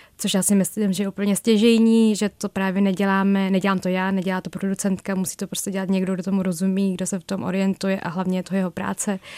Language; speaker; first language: Czech; early bilingual, other home language; Vietnamese